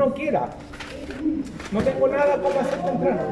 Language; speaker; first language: Spanish; native; Spanish